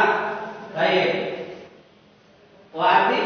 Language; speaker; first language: Arabic; non-native, fluent; Indonesian